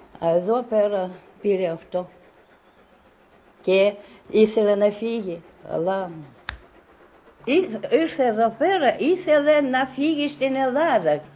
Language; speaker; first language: Greek; early bilingual, heritage; Greek